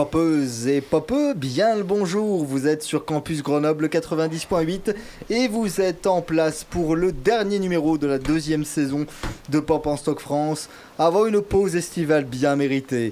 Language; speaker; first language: French; native; French